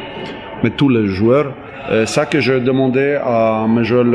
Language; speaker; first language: French; non-native, learner; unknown